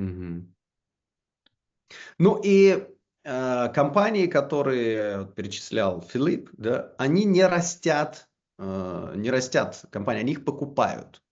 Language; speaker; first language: Russian; native; Russian